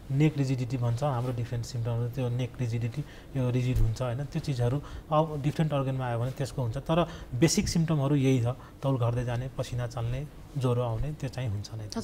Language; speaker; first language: Nepali; non-native, local second language; Maithili